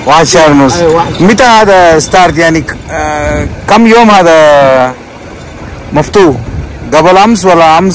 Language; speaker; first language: Arabic; non-native, learner; Urdu